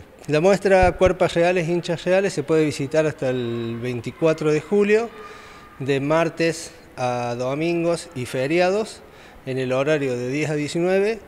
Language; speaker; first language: Spanish; native; Spanish